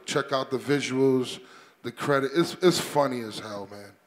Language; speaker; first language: English; native; English